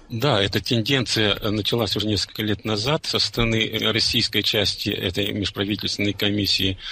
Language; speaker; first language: Russian; non-native, local second language; German